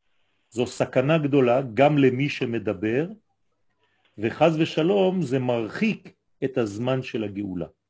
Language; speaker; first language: Hebrew; non-native, fluent; French